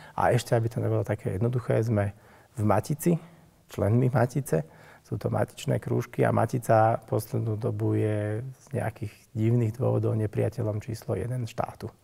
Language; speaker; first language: Slovak; native; Slovak